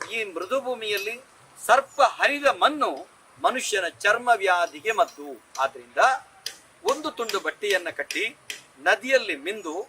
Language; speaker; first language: Kannada; non-native, local second language; Tulu